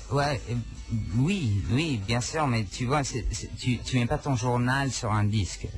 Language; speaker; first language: French; non-native, local second language; English